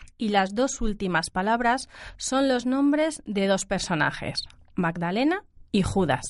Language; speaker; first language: Spanish; native; Spanish